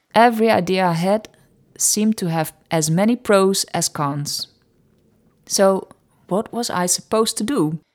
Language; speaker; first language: English; non-native, fluent; Dutch